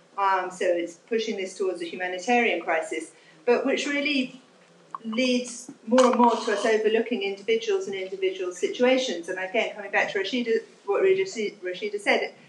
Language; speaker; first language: English; native; English